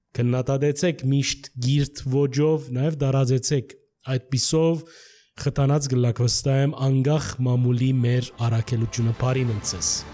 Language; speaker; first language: Armenian; early bilingual, heritage; Armenian